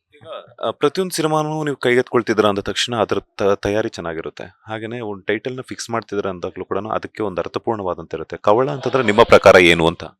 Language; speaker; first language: Kannada; native; Kannada